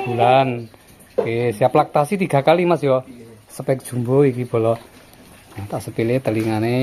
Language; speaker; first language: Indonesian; non-native, local second language; Javanese